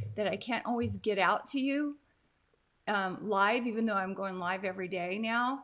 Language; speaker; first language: English; native; English